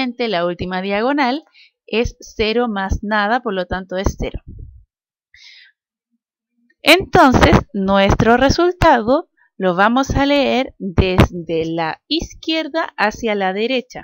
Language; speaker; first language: Spanish; native; Spanish